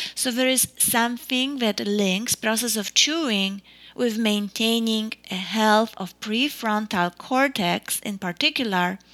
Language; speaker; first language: English; non-native, fluent; Polish